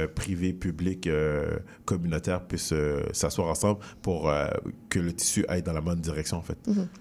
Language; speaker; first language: French; native; French